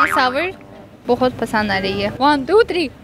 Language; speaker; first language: Hindi; non-native, learner; Azerbaijani